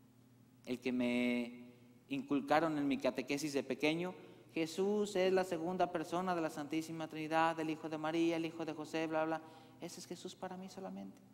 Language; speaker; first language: Spanish; native; Spanish